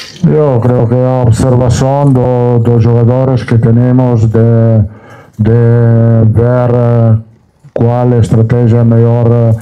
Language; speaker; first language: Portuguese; non-native, learner; Italian